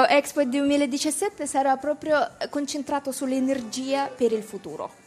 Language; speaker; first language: Italian; non-native, fluent; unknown